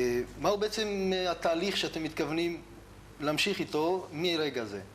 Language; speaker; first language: Hebrew; native; Hebrew